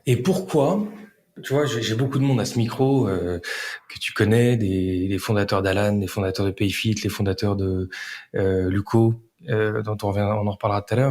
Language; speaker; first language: French; native; French